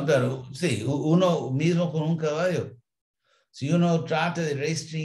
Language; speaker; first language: Spanish; non-native, fluent; English